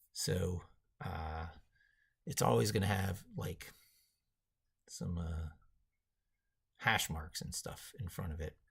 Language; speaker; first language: English; native; English